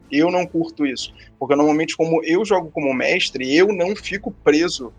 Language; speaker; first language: Portuguese; native; Portuguese